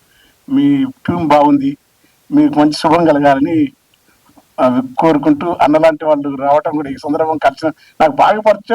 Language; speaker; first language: Telugu; native; Telugu